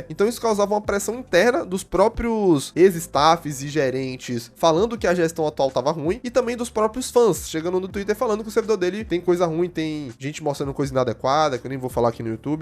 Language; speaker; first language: Portuguese; native; Portuguese